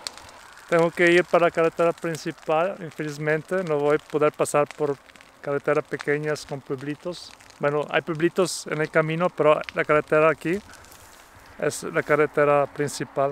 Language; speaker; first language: Spanish; non-native, fluent; Portuguese